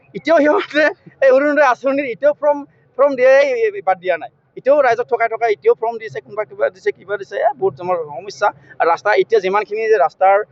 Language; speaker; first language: Assamese; non-native, local second language; Bodo